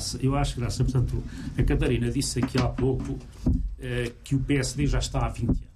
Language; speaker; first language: Portuguese; native; Portuguese